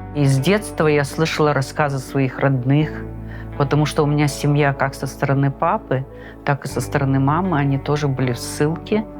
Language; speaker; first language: Russian; non-native, local second language; Gagauz